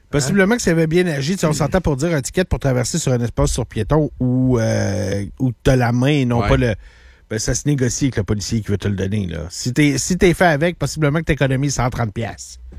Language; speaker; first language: French; native; French